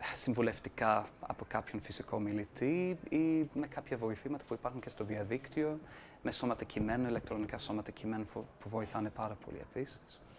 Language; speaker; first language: Greek; non-native, fluent; English